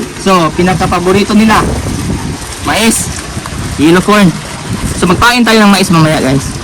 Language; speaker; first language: Filipino; non-native, local second language; Cebuano